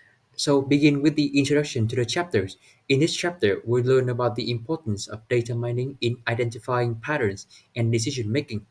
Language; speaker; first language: English; non-native, learner; Vietnamese